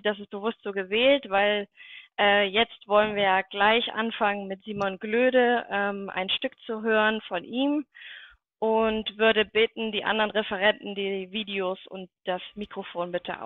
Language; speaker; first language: German; native; German